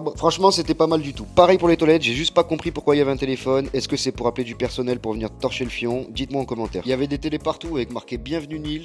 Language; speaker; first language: French; native; French